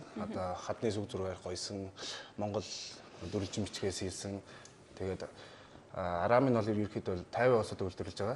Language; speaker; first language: Mongolian; native; Mongolian